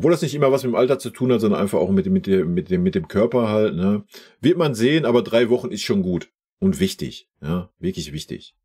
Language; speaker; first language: German; native; German